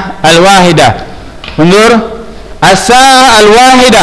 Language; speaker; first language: Arabic; non-native, fluent; Indonesian